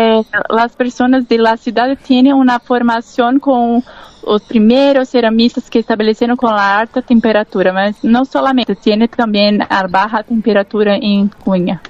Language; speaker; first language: Spanish; non-native, learner; Portuguese